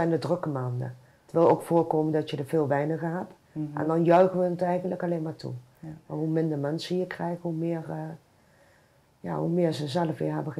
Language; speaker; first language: Dutch; native; Dutch